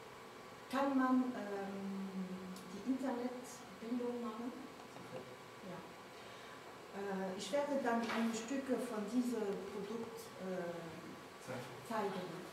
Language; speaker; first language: German; non-native, learner; French